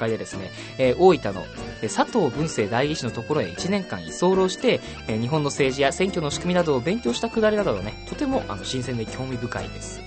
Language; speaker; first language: Japanese; native; Japanese